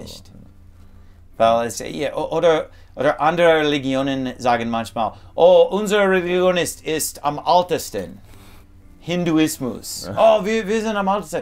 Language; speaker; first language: German; non-native, fluent; English